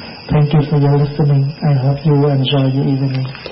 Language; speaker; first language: English; non-native, fluent; Vietnamese